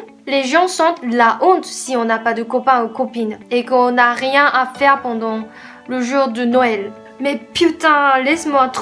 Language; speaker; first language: French; non-native, fluent; Japanese